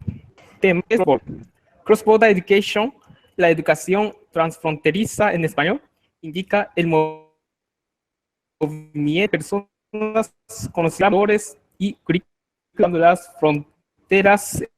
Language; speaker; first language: Spanish; non-native, learner; Japanese